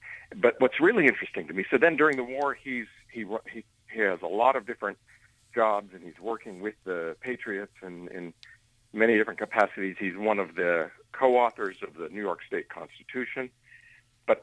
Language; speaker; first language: English; native; English